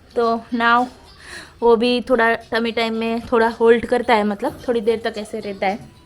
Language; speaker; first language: Hindi; non-native, local second language; Gujarati